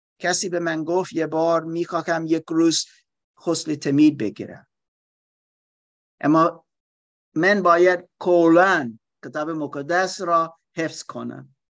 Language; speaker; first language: Persian; non-native, learner; German